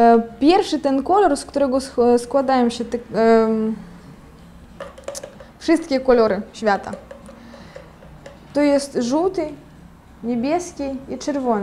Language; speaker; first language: Polish; non-native, fluent; Ukrainian